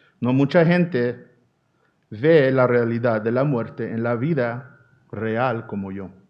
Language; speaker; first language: Spanish; non-native, fluent; English